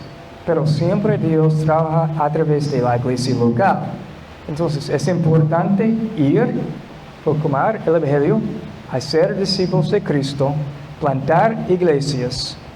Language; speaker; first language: Spanish; non-native, fluent; English